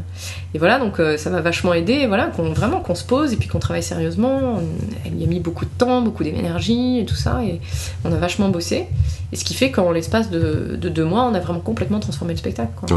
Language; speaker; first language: French; native; French